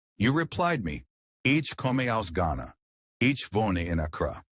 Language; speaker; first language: German; non-native, learner; English